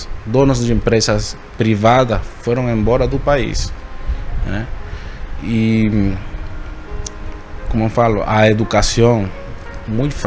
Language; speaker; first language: Portuguese; non-native, fluent; Spanish